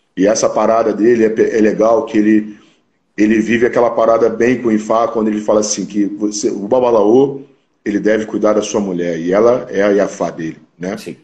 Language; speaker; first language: Portuguese; native; Portuguese